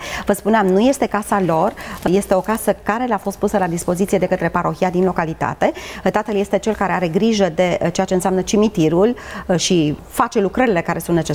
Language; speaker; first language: Romanian; native; Romanian